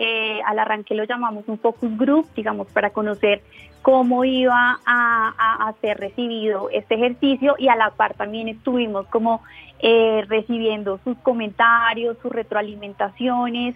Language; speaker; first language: Spanish; native; Spanish